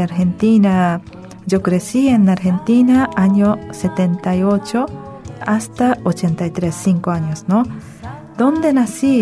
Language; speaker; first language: Spanish; early bilingual, other home language; Japanese